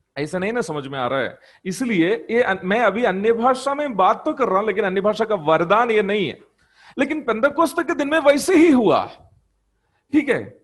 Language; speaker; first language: Hindi; non-native, local second language; Malayalam